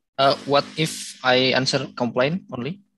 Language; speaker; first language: English; non-native, learner; Indonesian